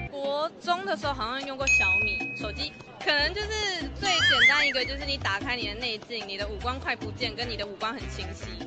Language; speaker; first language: Chinese; native; Chinese